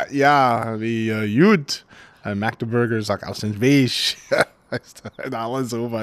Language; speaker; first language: German; non-native, fluent; English